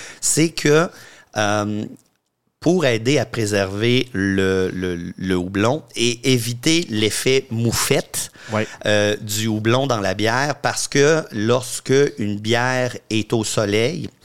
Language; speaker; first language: French; native; French